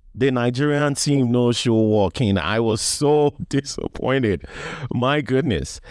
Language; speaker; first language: English; non-native, local second language; Yoruba